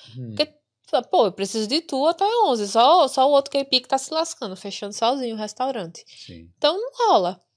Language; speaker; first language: Portuguese; native; Portuguese